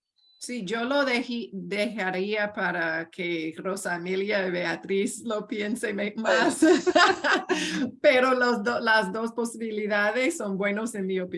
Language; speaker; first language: Spanish; non-native, fluent; English